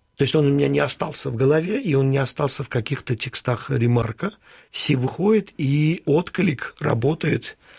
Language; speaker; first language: Russian; early bilingual, other home language; Armenian